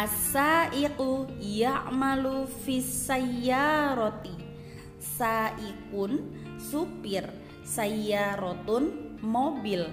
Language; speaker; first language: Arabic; non-native, fluent; Indonesian